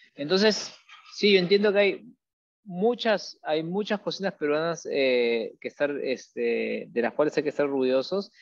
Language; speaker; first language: Spanish; native; Spanish